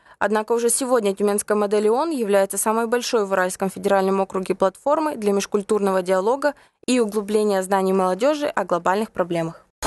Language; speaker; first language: Russian; native; Russian